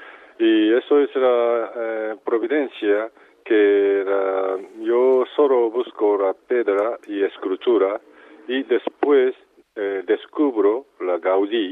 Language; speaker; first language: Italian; non-native, learner; Japanese